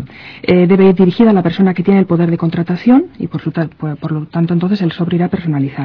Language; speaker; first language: Spanish; native; Spanish